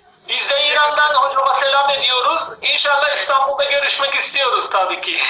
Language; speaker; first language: Turkish; non-native, fluent; Persian